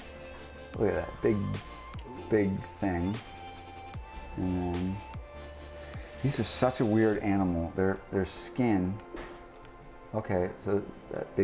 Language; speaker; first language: English; native; English